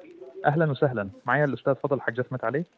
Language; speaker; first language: Arabic; native; Arabic